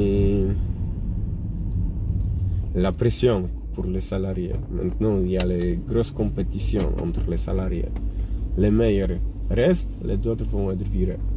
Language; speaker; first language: French; non-native, learner; Polish